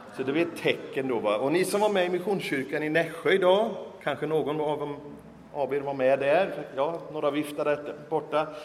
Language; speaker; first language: Swedish; native; Swedish